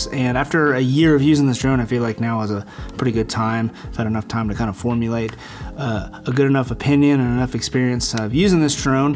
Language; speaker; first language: English; native; English